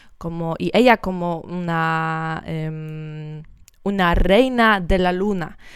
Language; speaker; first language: Spanish; non-native, learner; Polish